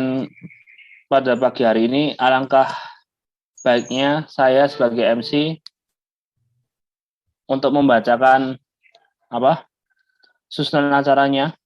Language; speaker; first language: Indonesian; native; Indonesian